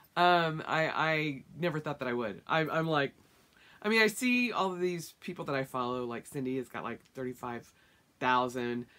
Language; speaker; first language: English; native; English